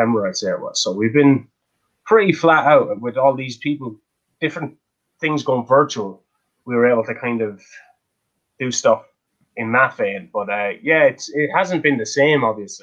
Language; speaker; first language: English; native; English